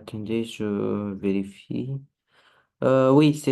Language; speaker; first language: French; non-native, learner; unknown